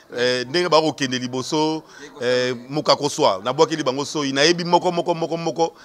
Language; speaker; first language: French; non-native, local second language; Lingala